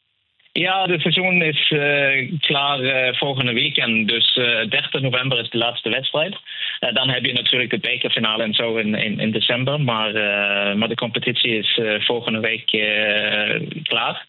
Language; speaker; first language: Dutch; non-native, fluent; Norwegian